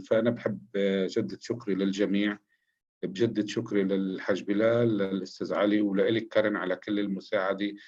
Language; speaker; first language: Arabic; native; Arabic